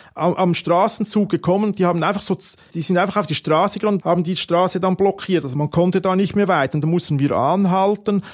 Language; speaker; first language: German; native; German